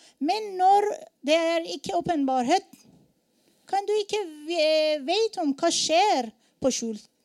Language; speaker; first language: Norwegian; non-native, learner; Persian